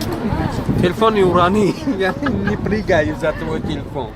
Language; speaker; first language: Russian; non-native, local second language; Tajik